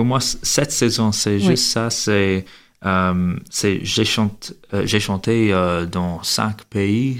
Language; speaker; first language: French; non-native, learner; English